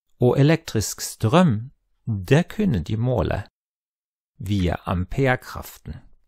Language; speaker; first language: Norwegian; non-native, fluent; German